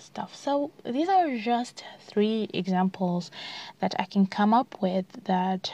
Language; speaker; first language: English; non-native, fluent; Arabic